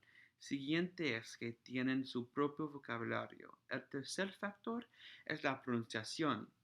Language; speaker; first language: Spanish; non-native, fluent; English